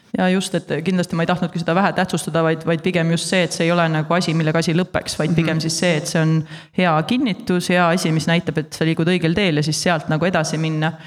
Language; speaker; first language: Estonian; native; Estonian